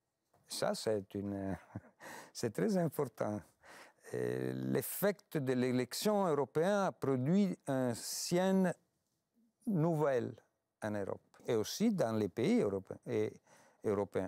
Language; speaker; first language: French; non-native, fluent; Italian